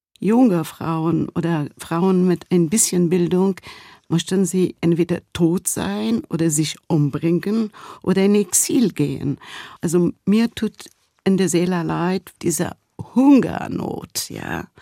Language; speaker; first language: German; non-native, fluent; Persian